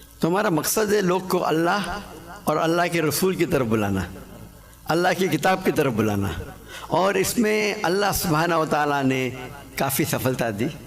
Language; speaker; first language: Urdu; non-native, local second language; English